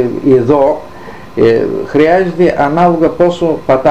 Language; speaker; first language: Greek; native; Greek